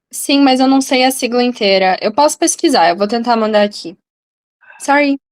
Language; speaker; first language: Portuguese; native; Portuguese